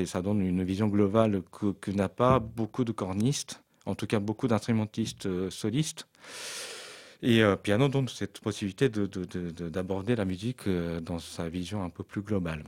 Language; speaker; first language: French; non-native, fluent; Japanese